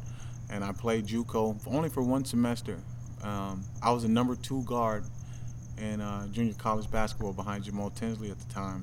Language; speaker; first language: English; native; English